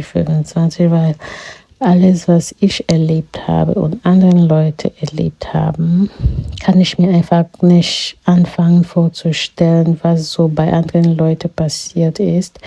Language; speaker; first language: German; non-native, fluent; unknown